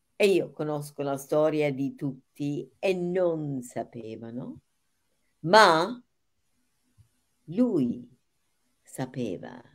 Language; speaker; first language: Italian; non-native, fluent; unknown